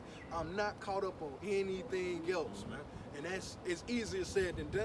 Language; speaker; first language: English; native; English